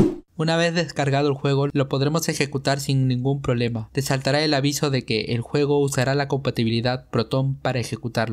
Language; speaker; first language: Spanish; native; Spanish